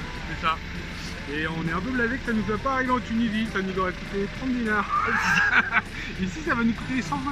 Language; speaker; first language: French; native; French